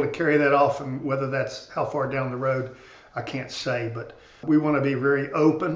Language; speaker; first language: English; native; English